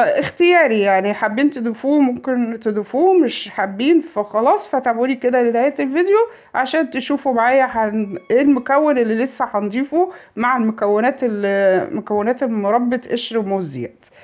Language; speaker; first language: Arabic; native; Arabic